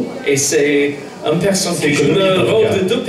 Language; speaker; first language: French; non-native, fluent; English